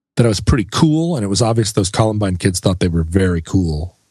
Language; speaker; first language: English; native; English